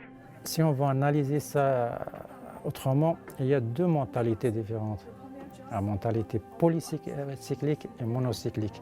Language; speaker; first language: French; non-native, local second language; Arabic